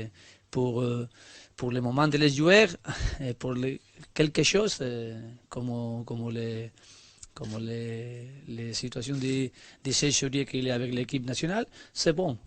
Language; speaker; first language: French; non-native, learner; Spanish